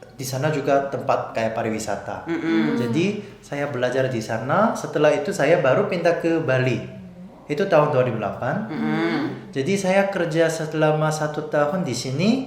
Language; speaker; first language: Indonesian; non-native, fluent; Korean